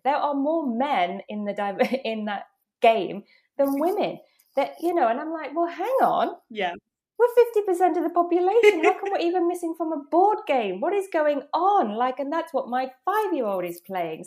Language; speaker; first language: English; native; English